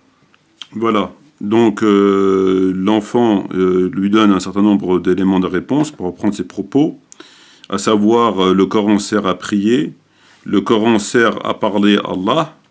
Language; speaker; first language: French; native; French